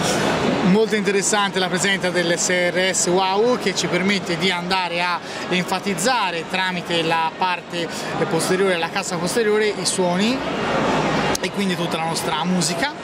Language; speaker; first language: Italian; native; Italian